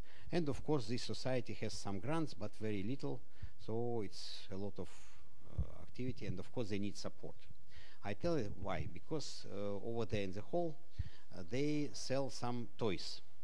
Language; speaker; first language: English; non-native, fluent; Russian